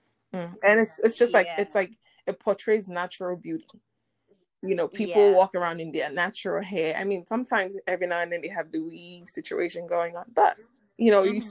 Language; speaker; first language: English; non-native, local second language; Igbo